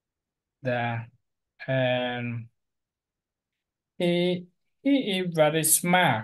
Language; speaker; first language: English; non-native, learner; Vietnamese